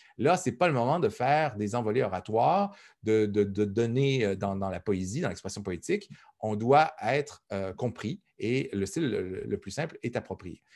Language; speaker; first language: French; native; French